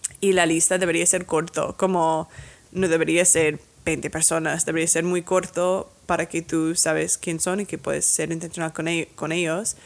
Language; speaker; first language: Spanish; non-native, fluent; English